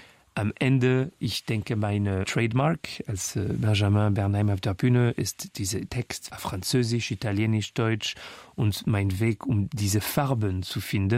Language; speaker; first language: German; non-native, fluent; French